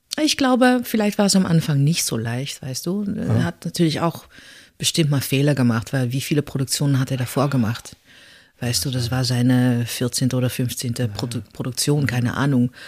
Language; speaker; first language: German; non-native, fluent; Dutch